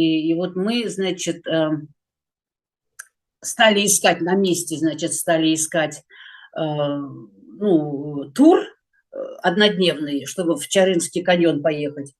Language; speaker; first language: Russian; native; Russian